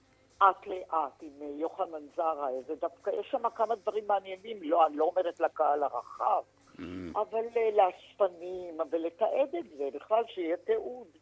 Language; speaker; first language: Hebrew; native; Hebrew